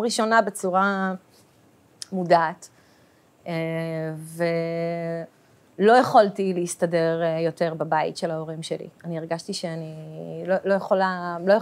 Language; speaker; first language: Hebrew; early bilingual, other home language; Russian